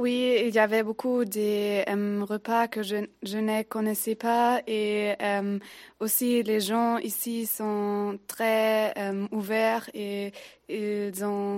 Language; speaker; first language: French; non-native, learner; German